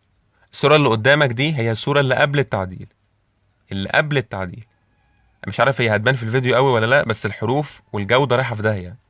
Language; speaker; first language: Arabic; native; Arabic